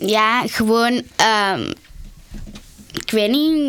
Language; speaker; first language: Dutch; early bilingual, other home language; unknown